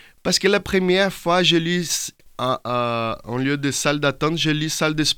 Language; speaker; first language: French; non-native, fluent; Portuguese